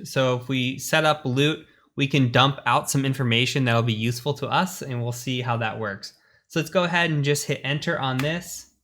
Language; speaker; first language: English; native; English